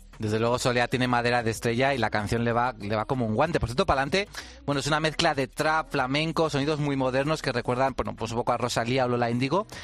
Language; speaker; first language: Spanish; native; Spanish